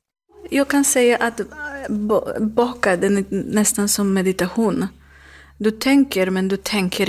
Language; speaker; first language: Swedish; non-native, learner; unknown